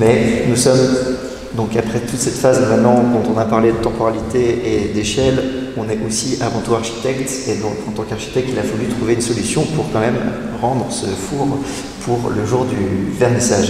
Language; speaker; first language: French; native; French